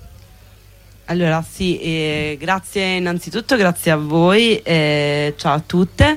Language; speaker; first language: Italian; native; Italian